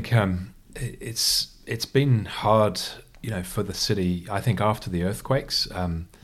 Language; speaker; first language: English; native; English